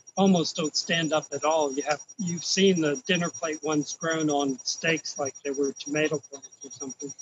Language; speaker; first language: English; native; English